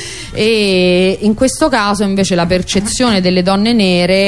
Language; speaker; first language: Italian; native; Italian